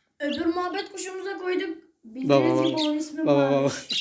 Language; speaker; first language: Turkish; native; Turkish